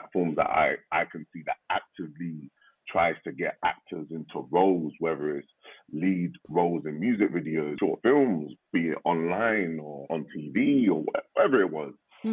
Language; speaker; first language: English; native; English